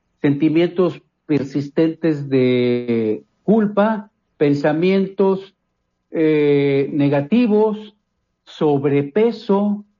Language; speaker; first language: Spanish; native; Spanish